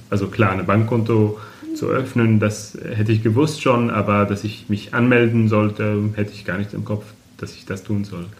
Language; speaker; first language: German; non-native, fluent; Arabic